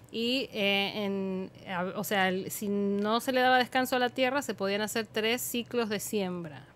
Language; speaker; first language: Spanish; native; Spanish